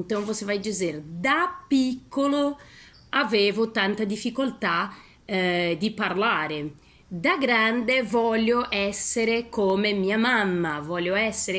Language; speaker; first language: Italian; non-native, fluent; Portuguese